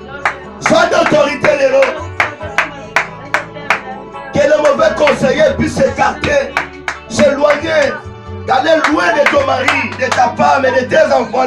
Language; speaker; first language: French; non-native, local second language; Lingala